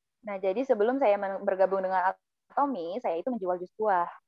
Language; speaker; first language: Indonesian; native; Indonesian